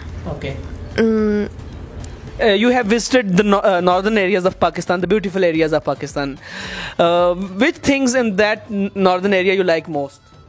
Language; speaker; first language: English; non-native, learner; Urdu